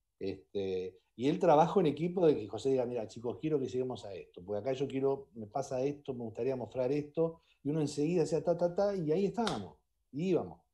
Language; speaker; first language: Spanish; native; Spanish